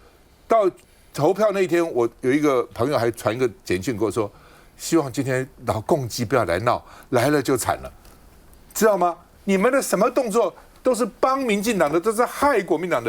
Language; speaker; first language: Chinese; native; Chinese